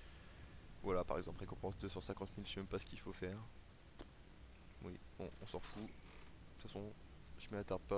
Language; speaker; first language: French; native; French